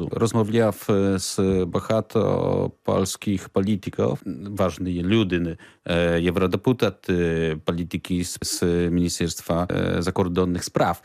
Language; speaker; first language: Ukrainian; non-native, learner; Polish